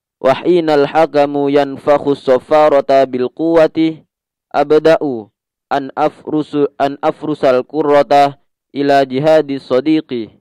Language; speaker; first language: Arabic; non-native, learner; Indonesian